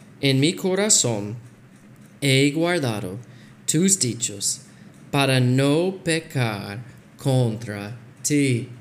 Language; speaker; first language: Spanish; non-native, fluent; English